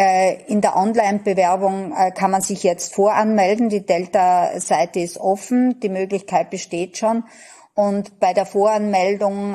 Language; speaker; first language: German; native; German